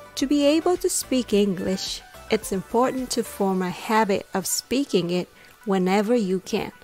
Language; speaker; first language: English; non-native, fluent; Japanese